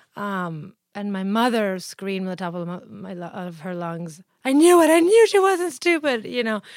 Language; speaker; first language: English; early bilingual, other home language; Italian